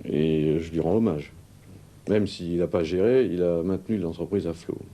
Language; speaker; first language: French; native; French